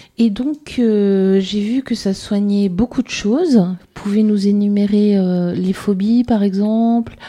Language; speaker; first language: French; native; French